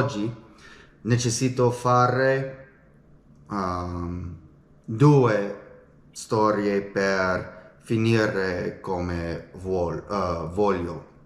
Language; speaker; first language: Italian; non-native, learner; English